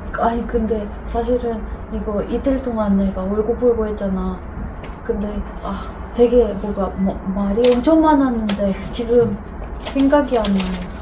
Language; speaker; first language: Korean; non-native, fluent; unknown